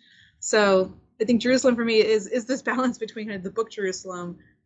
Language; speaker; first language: English; early bilingual, other home language; Spanish